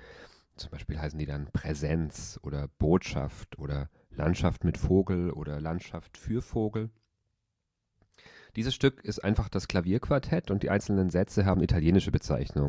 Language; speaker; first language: German; native; German